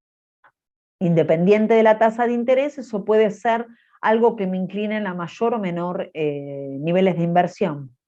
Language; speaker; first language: Spanish; native; Spanish